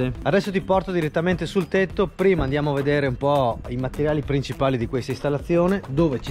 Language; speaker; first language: Italian; native; Italian